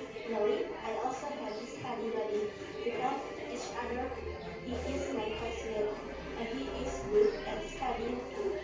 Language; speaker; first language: English; non-native, learner; Indonesian